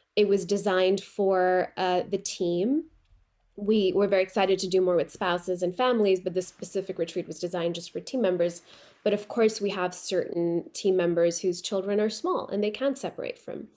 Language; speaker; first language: English; non-native, local second language; Urdu